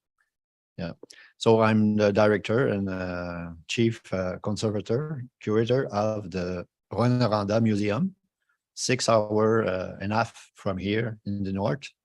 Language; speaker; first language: English; non-native, fluent; French